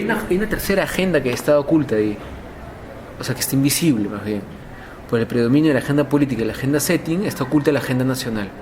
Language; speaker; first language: Spanish; native; Spanish